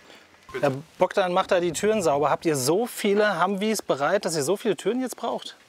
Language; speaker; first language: German; native; German